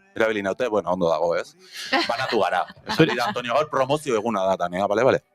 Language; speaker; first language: Basque; native; Basque